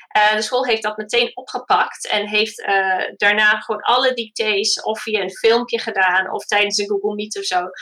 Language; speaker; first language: Dutch; non-native, fluent; English